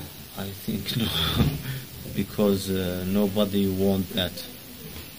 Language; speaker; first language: English; non-native, learner; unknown